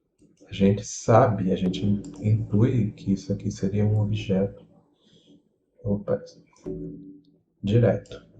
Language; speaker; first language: Portuguese; native; Portuguese